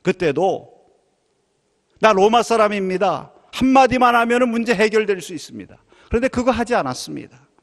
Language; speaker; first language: Korean; native; Korean